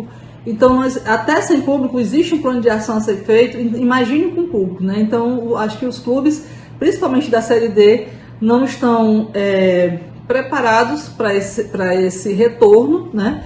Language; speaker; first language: Portuguese; native; Portuguese